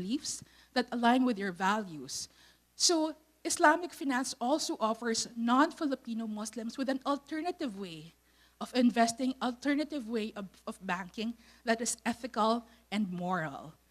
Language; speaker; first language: English; non-native, local second language; Filipino